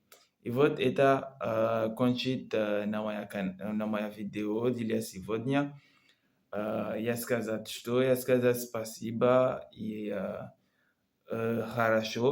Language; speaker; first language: Russian; non-native, learner; Comorian